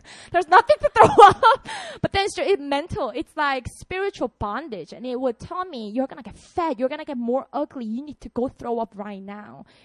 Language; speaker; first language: English; non-native, fluent; Korean